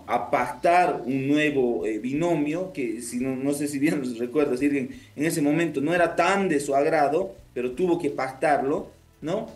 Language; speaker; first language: Spanish; native; Spanish